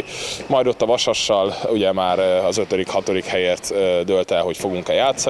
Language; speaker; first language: Hungarian; native; Hungarian